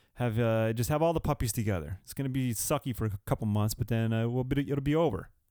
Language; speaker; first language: English; early bilingual, other home language; Spanish